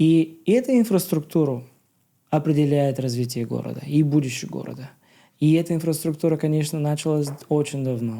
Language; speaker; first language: Russian; non-native, learner; Bulgarian